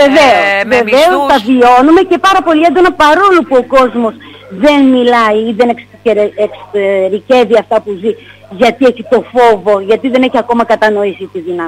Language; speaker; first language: Greek; native; Greek